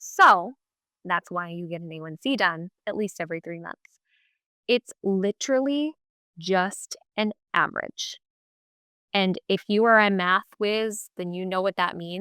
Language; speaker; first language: English; native; English